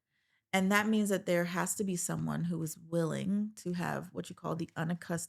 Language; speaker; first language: English; native; English